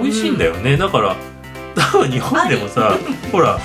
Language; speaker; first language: Japanese; native; Japanese